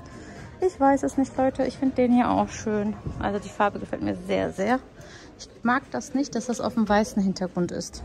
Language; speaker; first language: German; early bilingual, other home language; Turkish